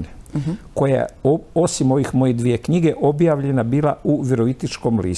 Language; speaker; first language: Croatian; native; Croatian